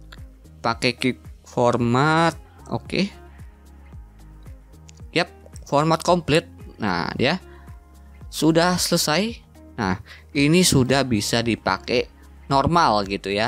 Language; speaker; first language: Indonesian; native; Indonesian